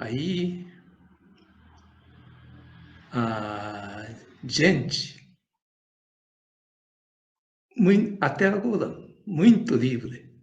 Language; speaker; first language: Portuguese; non-native, learner; Japanese